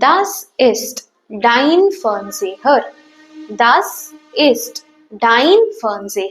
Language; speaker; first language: German; non-native, fluent; Tamil